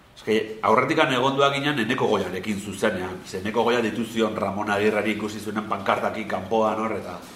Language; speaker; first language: Basque; non-native, local second language; Spanish